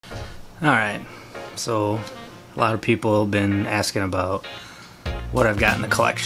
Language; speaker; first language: English; native; English